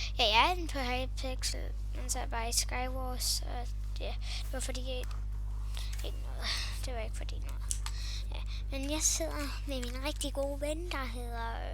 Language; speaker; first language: Danish; native; Danish